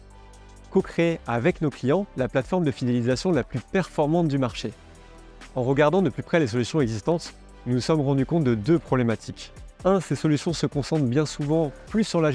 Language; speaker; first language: French; native; French